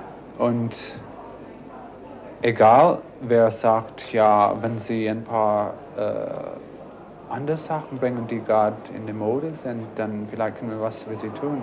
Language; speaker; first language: German; non-native, fluent; English